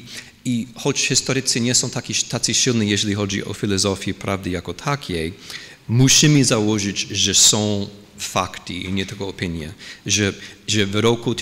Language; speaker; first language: Polish; non-native, fluent; English